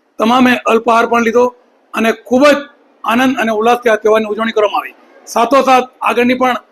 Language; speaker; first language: Gujarati; non-native, local second language; Sindhi